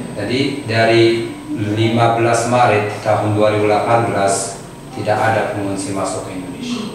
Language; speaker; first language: Indonesian; non-native, fluent; Persian